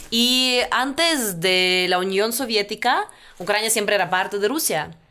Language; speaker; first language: Spanish; non-native, fluent; Russian